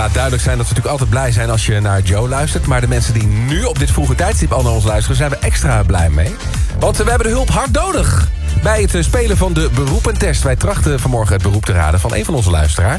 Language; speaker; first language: Dutch; native; Dutch